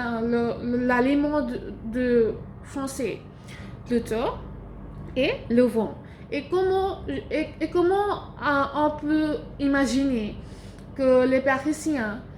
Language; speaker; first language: French; non-native, learner; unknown